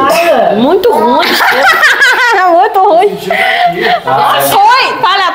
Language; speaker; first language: Portuguese; non-native, learner; Vietnamese